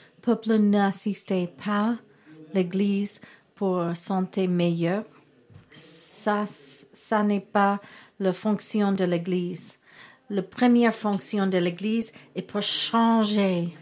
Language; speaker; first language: French; non-native, learner; English